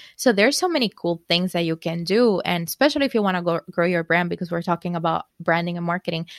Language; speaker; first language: English; non-native, fluent; Spanish